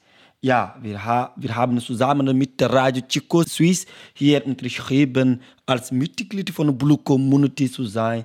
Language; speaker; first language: German; non-native, learner; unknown